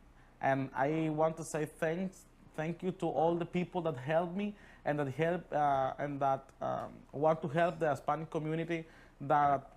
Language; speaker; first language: English; non-native, learner; Spanish